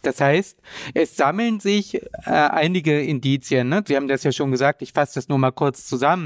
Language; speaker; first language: German; native; German